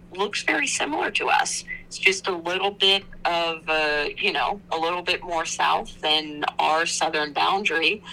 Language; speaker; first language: English; native; English